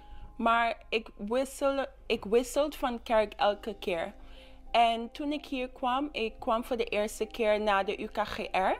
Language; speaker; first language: Dutch; non-native, local second language; English